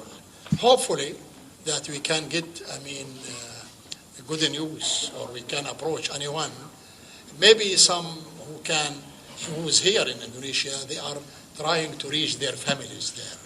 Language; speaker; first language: English; non-native, fluent; Arabic